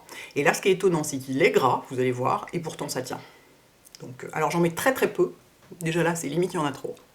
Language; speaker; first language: French; native; French